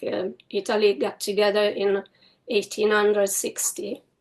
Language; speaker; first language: English; non-native, fluent; Italian